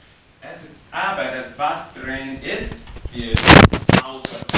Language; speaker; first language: German; non-native, learner; English